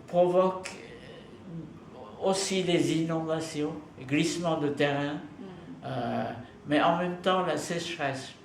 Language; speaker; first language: French; non-native, fluent; Vietnamese